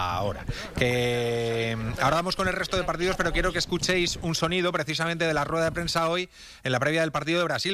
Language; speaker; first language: Spanish; native; Spanish